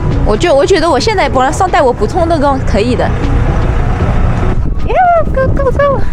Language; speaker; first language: Chinese; early bilingual, heritage; Chinese